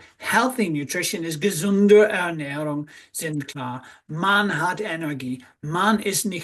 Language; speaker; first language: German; non-native, fluent; English